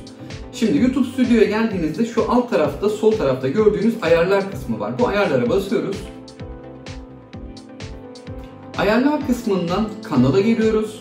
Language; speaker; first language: Turkish; native; Turkish